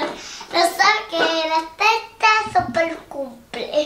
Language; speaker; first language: Spanish; native; Spanish